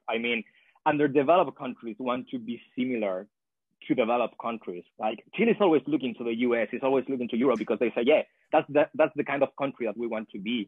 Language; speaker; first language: English; non-native, fluent; Spanish